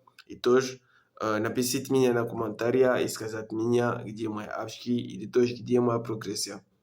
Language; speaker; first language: Russian; non-native, learner; French